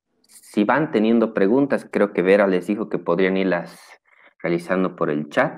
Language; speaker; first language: Spanish; native; Spanish